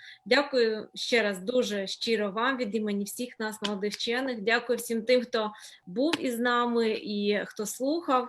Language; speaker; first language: Ukrainian; native; Ukrainian